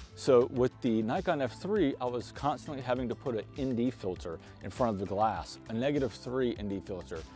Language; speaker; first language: English; native; English